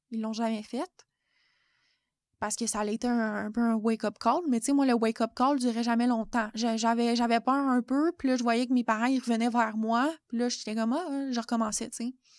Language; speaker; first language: French; native; French